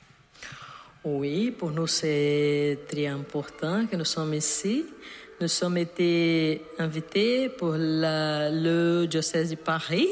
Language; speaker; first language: French; non-native, learner; Portuguese